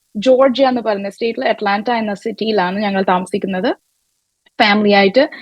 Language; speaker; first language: Malayalam; early bilingual, other home language; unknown